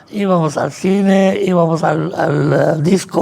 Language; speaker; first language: Spanish; non-native, fluent; Arabic